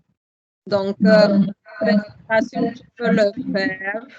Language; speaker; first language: French; non-native, fluent; Romanian